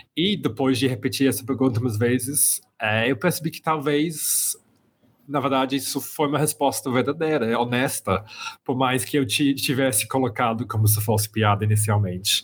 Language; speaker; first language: Portuguese; non-native, fluent; English